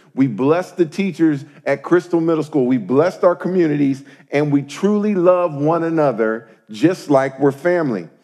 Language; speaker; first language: English; native; English